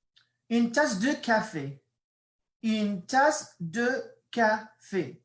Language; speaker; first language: French; non-native, fluent; English